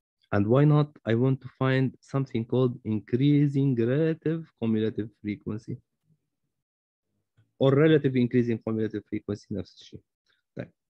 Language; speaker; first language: English; non-native, fluent; Arabic